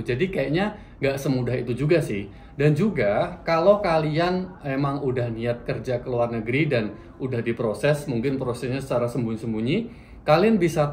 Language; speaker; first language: Indonesian; native; Indonesian